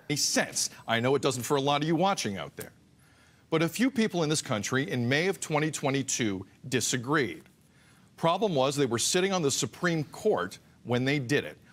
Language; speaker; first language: English; native; English